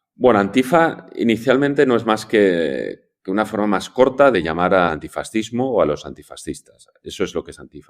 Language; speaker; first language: Spanish; native; Spanish